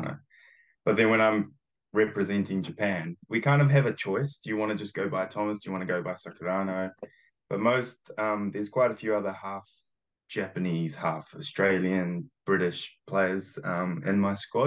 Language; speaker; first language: English; early bilingual, other home language; Japanese